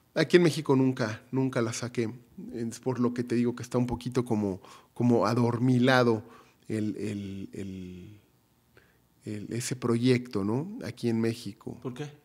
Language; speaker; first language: Spanish; native; Spanish